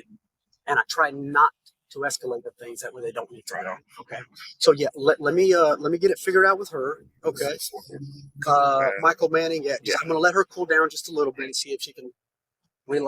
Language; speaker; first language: English; native; English